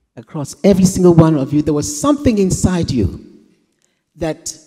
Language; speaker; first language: English; native; English